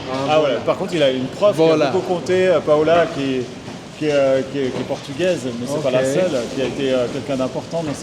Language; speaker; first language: French; native; French